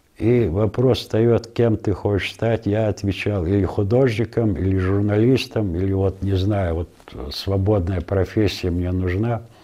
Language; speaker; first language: Russian; non-native, local second language; Ingush